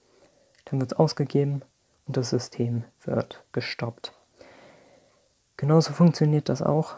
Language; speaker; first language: German; native; German